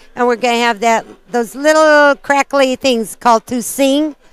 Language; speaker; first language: English; early bilingual, other home language; Portuguese